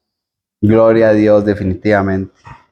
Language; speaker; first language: Spanish; native; Spanish